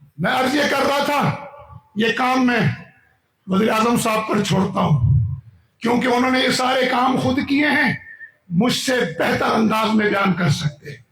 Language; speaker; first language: Urdu; non-native, local second language; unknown